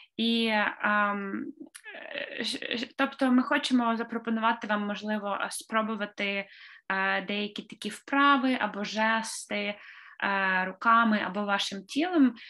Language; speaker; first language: Ukrainian; native; Ukrainian